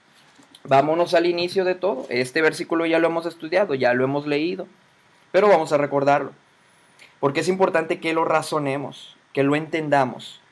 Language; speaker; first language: Spanish; native; Spanish